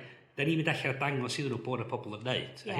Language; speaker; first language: Welsh; native; Welsh